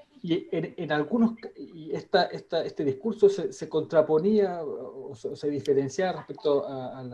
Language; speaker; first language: Spanish; native; Spanish